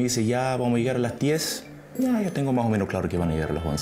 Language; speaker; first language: Spanish; non-native, fluent; English